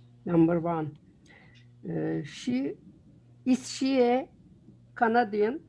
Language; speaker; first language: English; non-native, learner; Turkish